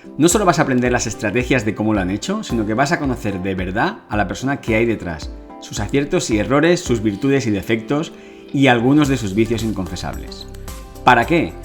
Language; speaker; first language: Spanish; native; Spanish